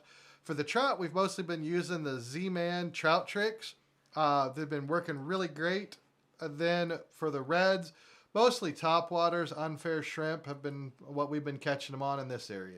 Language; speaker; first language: English; native; English